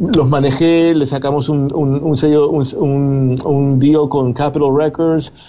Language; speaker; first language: Spanish; native; Spanish